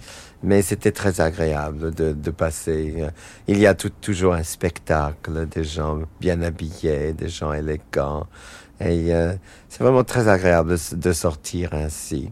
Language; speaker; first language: French; non-native, fluent; English